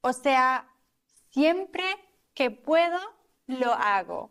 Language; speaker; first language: Spanish; non-native, fluent; German